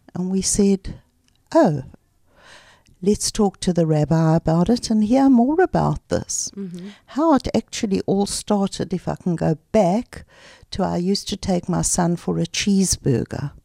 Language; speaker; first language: English; native; English